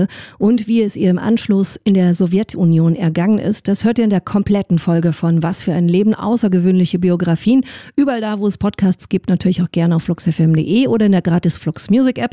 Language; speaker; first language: German; native; German